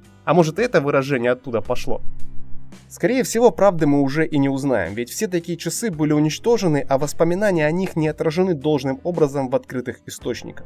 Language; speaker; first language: Russian; native; Russian